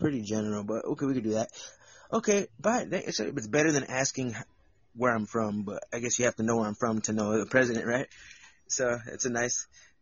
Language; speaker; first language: English; native; English